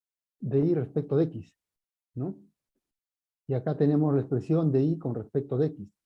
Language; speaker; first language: Spanish; native; Spanish